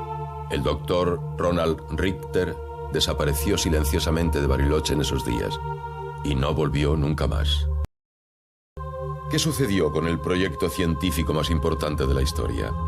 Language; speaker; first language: Spanish; native; Spanish